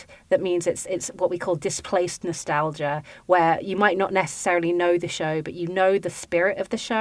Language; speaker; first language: English; native; English